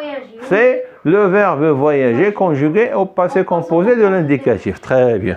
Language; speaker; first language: French; non-native, local second language; Arabic